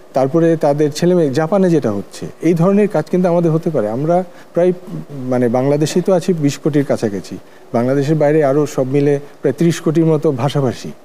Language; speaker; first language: Bangla; native; Bangla